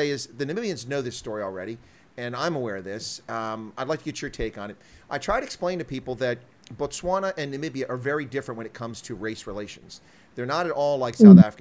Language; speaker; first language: English; native; English